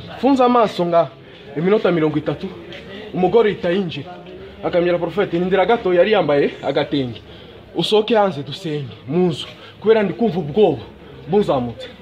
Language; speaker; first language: Kinyarwanda; non-native, fluent; Swahili